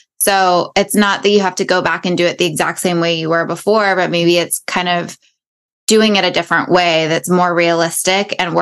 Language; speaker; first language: English; native; English